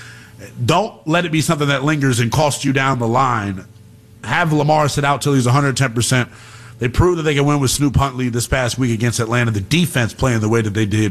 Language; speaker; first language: English; native; English